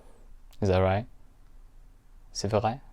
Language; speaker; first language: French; non-native, learner; Japanese